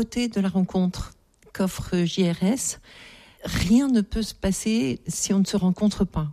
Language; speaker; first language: French; native; French